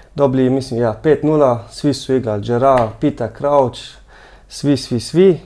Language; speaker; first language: Croatian; early bilingual, heritage; Croatian